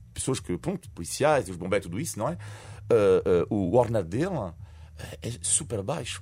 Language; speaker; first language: Portuguese; non-native, fluent; French